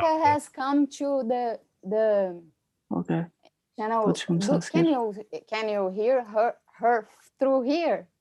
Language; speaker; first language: English; non-native, fluent; Portuguese